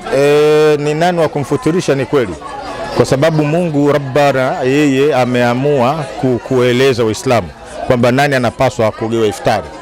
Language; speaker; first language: Swahili; native; Swahili